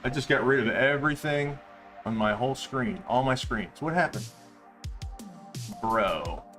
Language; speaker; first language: English; native; English